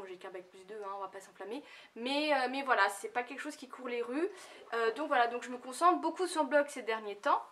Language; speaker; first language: French; native; French